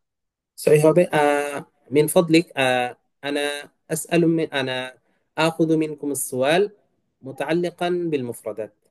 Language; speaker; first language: Arabic; non-native, fluent; Bangla